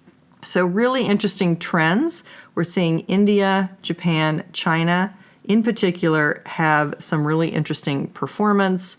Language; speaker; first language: English; native; English